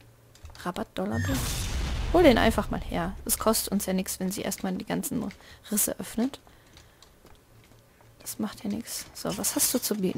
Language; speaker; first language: German; native; German